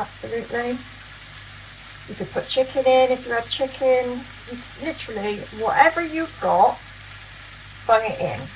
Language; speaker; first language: English; native; English